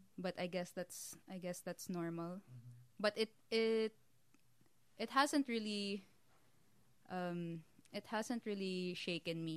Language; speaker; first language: English; non-native, local second language; Filipino